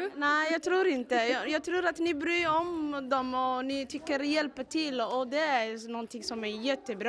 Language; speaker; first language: Swedish; non-native, fluent; Somali